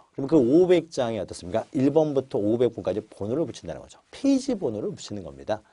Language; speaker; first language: Korean; native; Korean